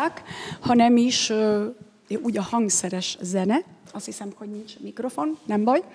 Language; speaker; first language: Hungarian; non-native, learner; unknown